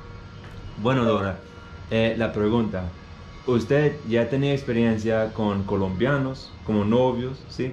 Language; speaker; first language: Spanish; non-native, learner; English